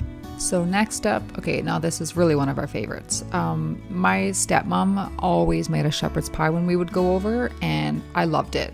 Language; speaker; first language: English; native; English